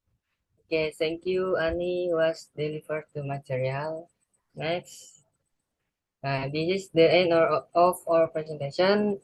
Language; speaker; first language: English; non-native, learner; Indonesian